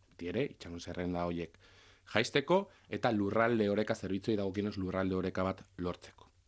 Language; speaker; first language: Basque; native; Basque